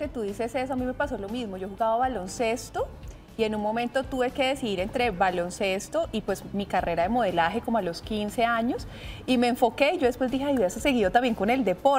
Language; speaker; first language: Spanish; native; Spanish